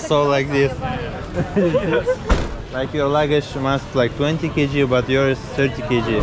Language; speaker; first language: English; non-native, learner; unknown